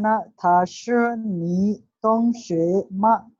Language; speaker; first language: Chinese; non-native, learner; English